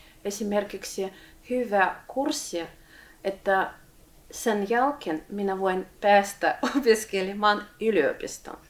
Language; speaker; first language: Finnish; non-native, fluent; Russian